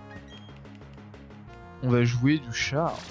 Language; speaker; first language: French; native; French